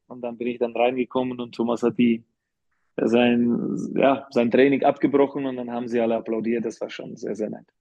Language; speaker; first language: German; non-native, fluent; Slovak